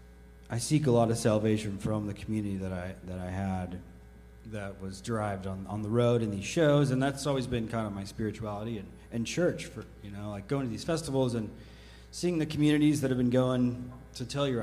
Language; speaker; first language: English; native; English